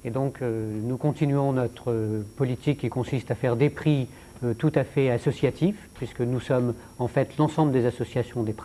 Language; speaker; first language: French; native; French